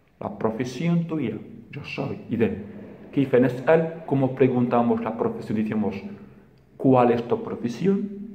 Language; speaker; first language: Spanish; non-native, fluent; Arabic